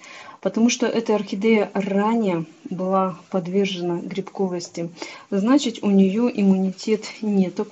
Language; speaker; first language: Russian; native; Russian